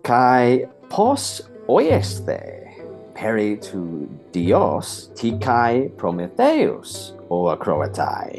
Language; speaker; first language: Greek; non-native, fluent; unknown